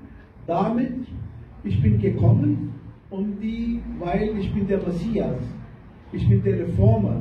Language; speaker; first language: German; non-native, fluent; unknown